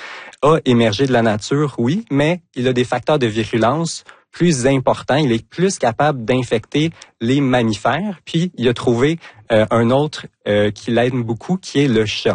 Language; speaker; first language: French; native; French